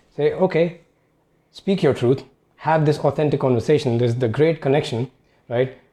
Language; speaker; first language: English; non-native, local second language; Hindi